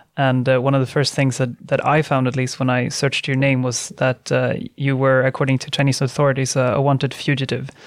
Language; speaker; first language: English; non-native, fluent; Swedish